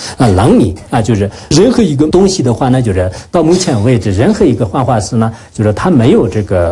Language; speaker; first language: Chinese; non-native, local second language; Tibetan